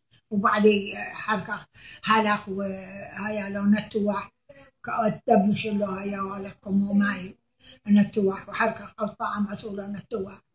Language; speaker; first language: Hebrew; non-native, learner; Arabic